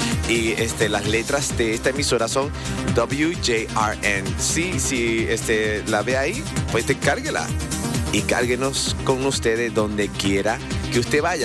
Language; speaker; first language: Spanish; native; Spanish